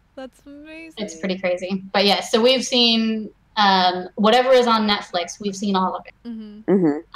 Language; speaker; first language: English; native; English